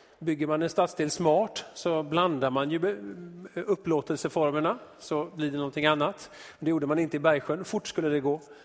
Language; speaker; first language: Swedish; native; Swedish